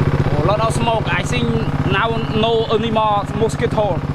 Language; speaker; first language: English; non-native, learner; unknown